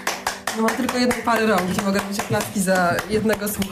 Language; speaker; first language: Polish; native; Polish